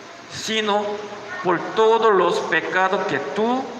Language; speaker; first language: Spanish; non-native, learner; Korean